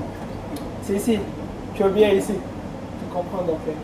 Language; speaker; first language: French; non-native, learner; Bangla